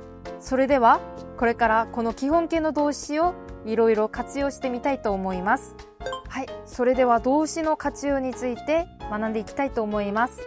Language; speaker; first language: Japanese; non-native, fluent; Korean